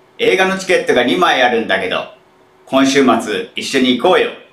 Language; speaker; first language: Japanese; native; Japanese